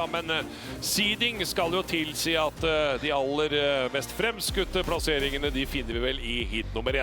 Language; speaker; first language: Norwegian; native; Norwegian